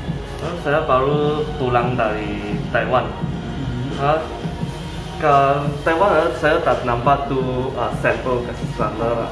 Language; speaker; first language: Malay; non-native, local second language; Cantonese